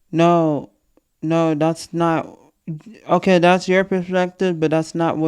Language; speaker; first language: English; native; English